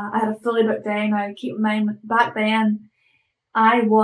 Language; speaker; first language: English; native; English